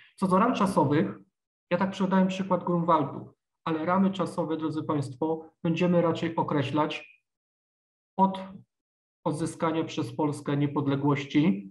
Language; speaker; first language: Polish; native; Polish